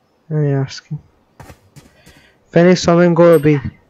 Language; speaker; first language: English; non-native, learner; Serbian